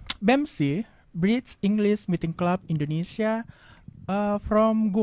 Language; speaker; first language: English; non-native, learner; Indonesian